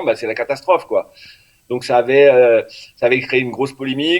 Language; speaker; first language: French; native; French